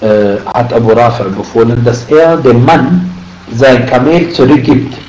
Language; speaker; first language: German; non-native, fluent; Arabic